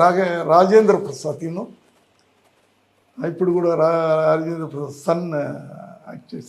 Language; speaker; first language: Telugu; non-native, learner; Tamil